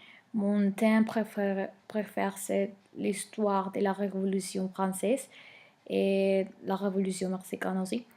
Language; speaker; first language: French; non-native, learner; Spanish